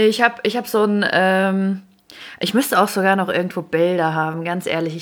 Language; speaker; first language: German; early bilingual, other home language; Ukrainian